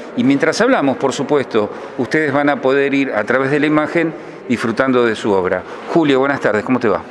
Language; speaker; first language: Spanish; native; Spanish